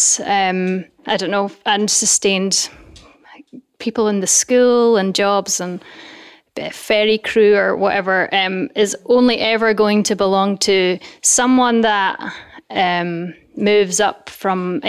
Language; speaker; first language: English; native; English